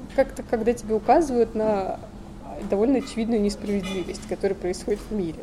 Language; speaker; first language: Russian; native; Russian